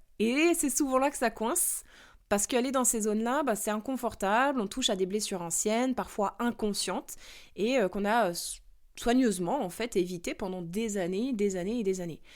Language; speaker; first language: French; native; French